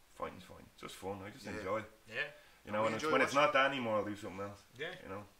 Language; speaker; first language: English; native; English